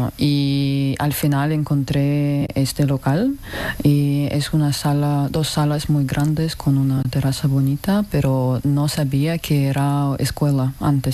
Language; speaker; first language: Spanish; non-native, learner; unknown